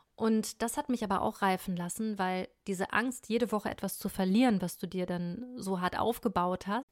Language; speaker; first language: German; native; German